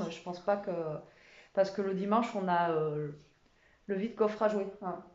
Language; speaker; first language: French; native; French